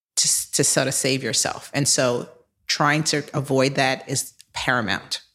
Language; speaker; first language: English; native; English